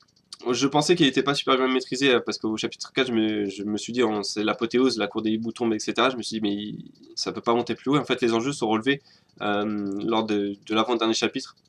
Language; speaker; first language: French; native; French